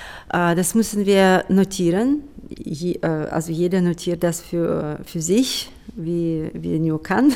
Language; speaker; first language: German; non-native, fluent; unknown